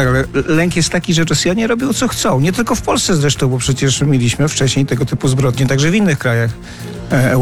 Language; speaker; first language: Polish; native; Polish